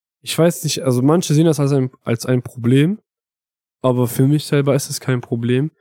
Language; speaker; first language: German; early bilingual, other home language; Italian